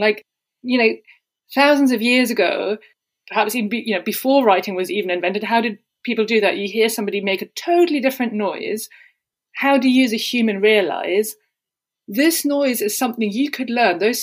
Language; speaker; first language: English; non-native, fluent; German